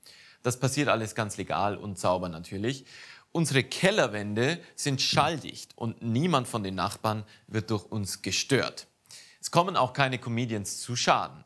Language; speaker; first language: German; native; German